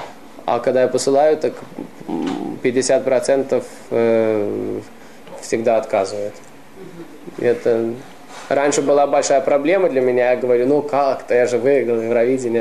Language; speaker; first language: Russian; early bilingual, heritage; Russian